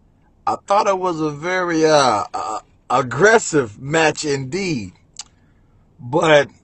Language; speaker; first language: English; native; English